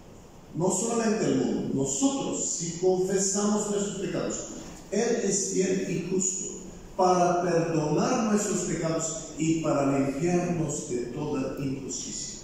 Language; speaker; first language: Spanish; non-native, fluent; Bulgarian